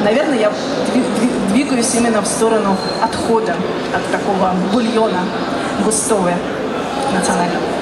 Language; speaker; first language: Russian; native; Russian